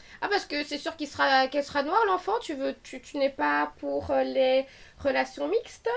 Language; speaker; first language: French; native; French